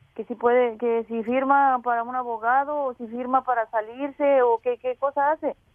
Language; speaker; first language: Spanish; native; Spanish